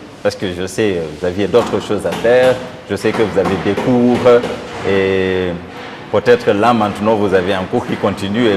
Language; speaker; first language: French; non-native, fluent; Swahili